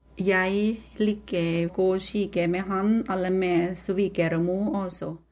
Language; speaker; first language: Norwegian; non-native, learner; Thai